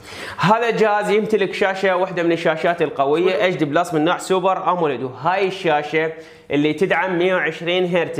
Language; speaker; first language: Arabic; native; Arabic